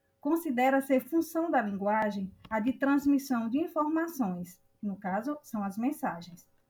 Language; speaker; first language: Portuguese; native; Portuguese